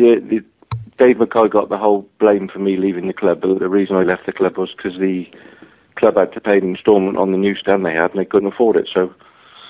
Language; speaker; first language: English; native; English